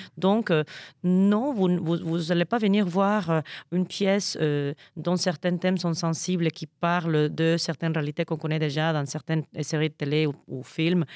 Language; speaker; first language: French; non-native, fluent; Spanish